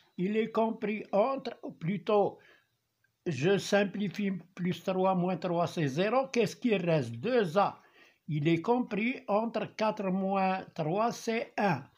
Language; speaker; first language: French; non-native, local second language; Arabic